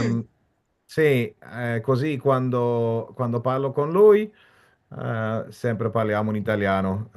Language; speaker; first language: Italian; non-native, fluent; German